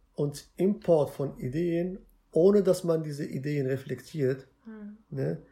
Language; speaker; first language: German; non-native, fluent; Arabic